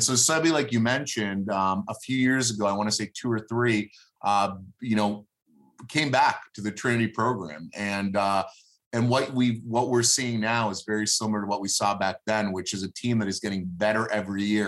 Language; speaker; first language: English; early bilingual, other home language; Hebrew